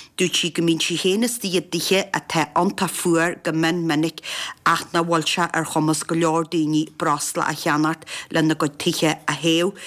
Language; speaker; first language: Irish; native; Irish